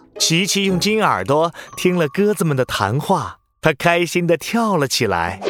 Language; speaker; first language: Chinese; native; Chinese